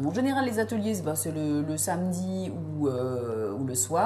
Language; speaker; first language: French; native; French